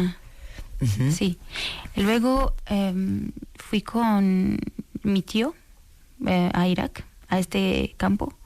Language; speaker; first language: Spanish; non-native, learner; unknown